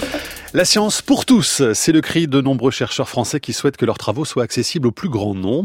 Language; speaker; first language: French; native; French